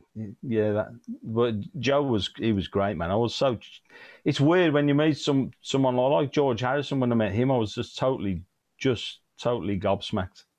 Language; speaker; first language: English; native; English